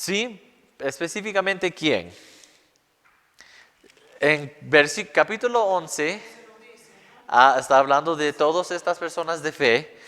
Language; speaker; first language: Spanish; non-native, fluent; English